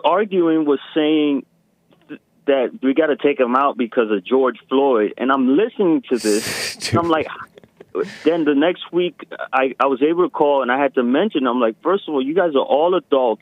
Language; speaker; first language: English; native; English